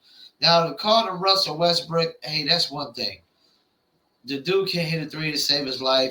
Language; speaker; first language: English; native; English